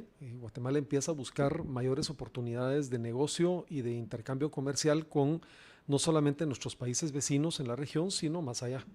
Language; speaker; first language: Spanish; native; Spanish